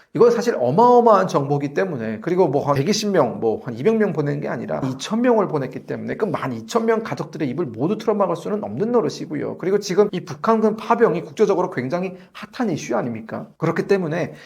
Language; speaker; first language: Korean; native; Korean